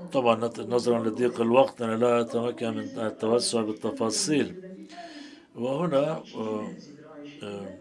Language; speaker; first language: Arabic; non-native, fluent; Turkish